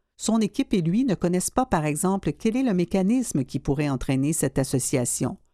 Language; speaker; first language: French; native; French